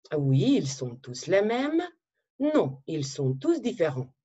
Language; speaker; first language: French; non-native, fluent; Macedonian